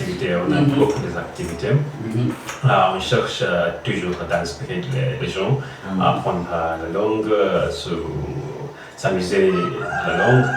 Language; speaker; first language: French; non-native, learner; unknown